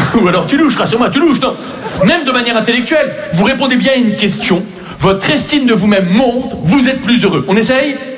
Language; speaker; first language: French; native; French